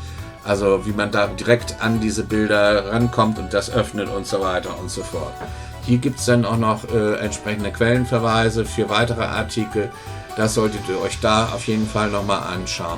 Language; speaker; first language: German; native; German